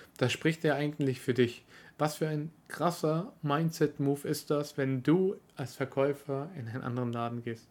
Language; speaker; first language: German; early bilingual, other home language; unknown